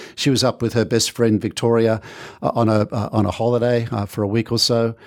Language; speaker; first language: English; native; English